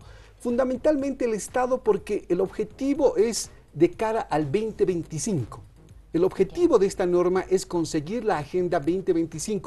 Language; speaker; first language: Spanish; native; Spanish